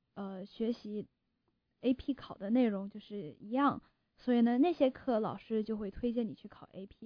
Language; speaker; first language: Chinese; early bilingual, heritage; Chinese